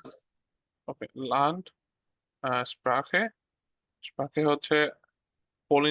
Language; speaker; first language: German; non-native, learner; Bangla